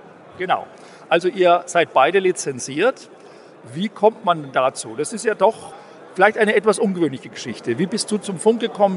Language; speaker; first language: German; native; German